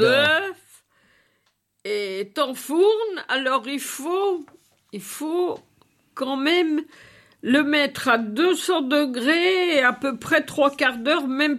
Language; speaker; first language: French; native; French